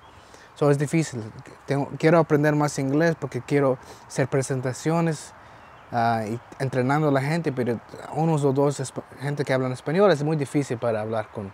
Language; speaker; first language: Spanish; early bilingual, heritage; Spanish